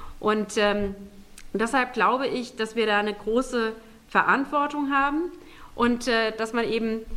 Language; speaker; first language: German; native; German